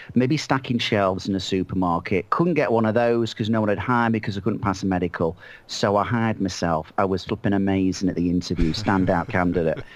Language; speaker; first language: English; native; English